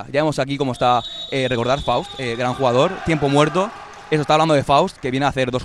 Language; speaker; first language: Spanish; native; Spanish